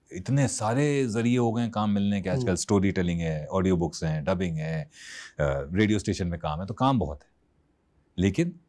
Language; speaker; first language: Hindi; native; Hindi